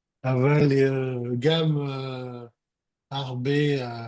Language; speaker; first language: Hebrew; non-native, learner; French